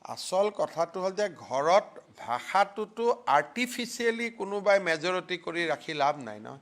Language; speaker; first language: Assamese; native; Assamese